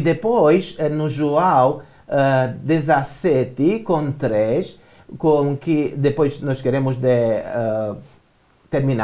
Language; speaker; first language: Portuguese; non-native, learner; Romanian